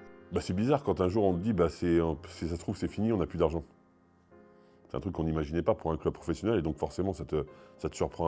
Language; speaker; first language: French; native; French